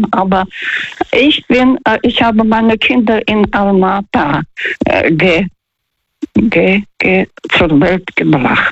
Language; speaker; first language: German; non-native, fluent; Russian